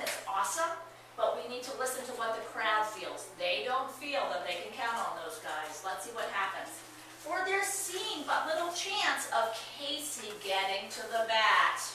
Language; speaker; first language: English; native; English